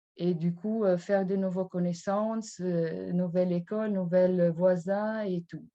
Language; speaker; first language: French; non-native, fluent; Albanian